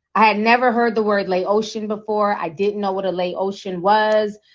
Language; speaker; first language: English; native; English